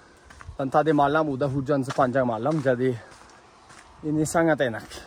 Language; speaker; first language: Indonesian; non-native, fluent; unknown